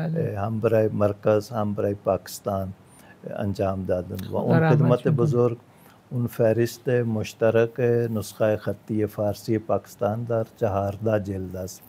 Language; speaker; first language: Persian; non-native, fluent; Punjabi